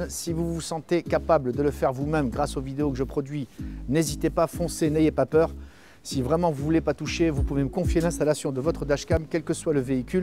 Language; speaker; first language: French; native; French